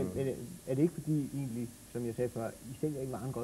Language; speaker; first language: Danish; native; Danish